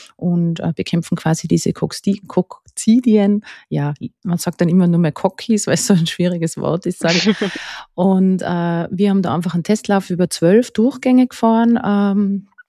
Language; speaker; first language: German; native; German